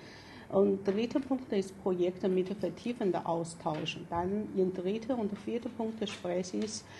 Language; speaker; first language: German; non-native, fluent; Chinese